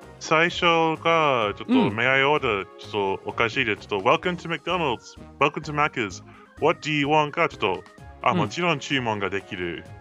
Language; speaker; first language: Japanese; non-native, learner; English